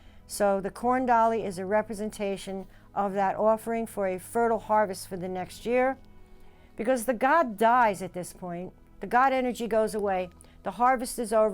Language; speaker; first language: English; native; English